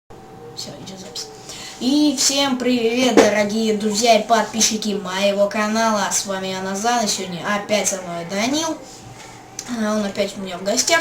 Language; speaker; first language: Russian; native; Russian